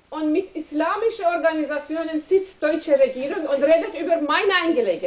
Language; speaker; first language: German; non-native, learner; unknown